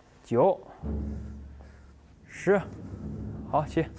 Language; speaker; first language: Chinese; native; Chinese